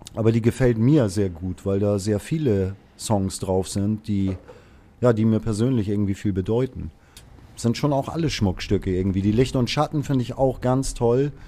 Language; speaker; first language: German; native; German